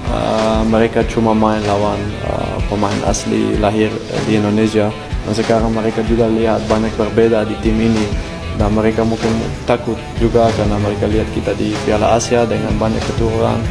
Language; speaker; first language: Indonesian; non-native, fluent; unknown